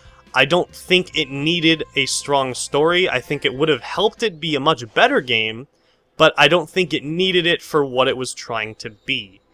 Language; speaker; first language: English; native; English